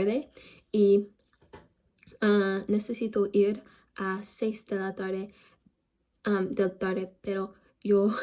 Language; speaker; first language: Spanish; non-native, learner; English